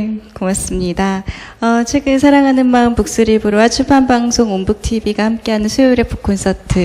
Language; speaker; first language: Korean; native; Korean